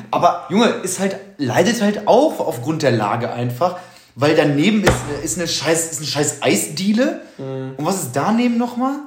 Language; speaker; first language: German; native; German